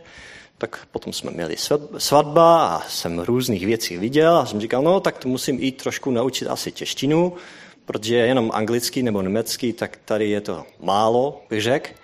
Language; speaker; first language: Czech; non-native, learner; Dutch